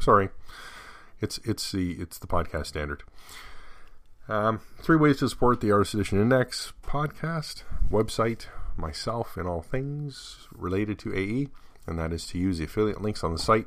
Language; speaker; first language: English; native; English